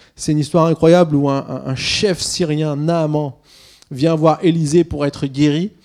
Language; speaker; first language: French; early bilingual, other home language; Swiss German